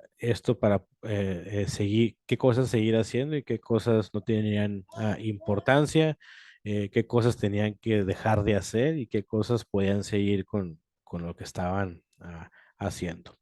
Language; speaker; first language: Spanish; native; Spanish